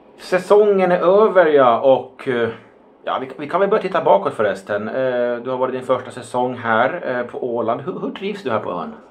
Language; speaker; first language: Swedish; native; Swedish